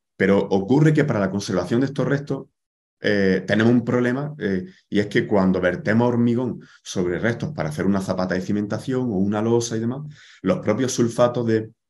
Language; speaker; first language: Spanish; native; Spanish